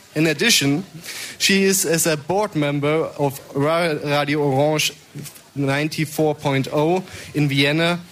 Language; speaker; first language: English; non-native, fluent; German